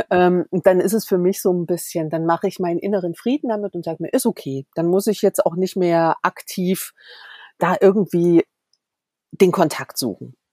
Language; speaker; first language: German; native; German